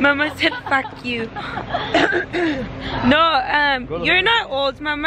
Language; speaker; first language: English; early bilingual, other home language; Spanish